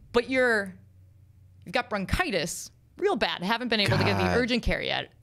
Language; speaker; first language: English; native; English